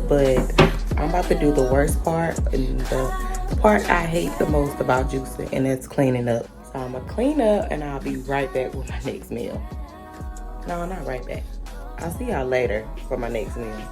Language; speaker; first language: English; native; English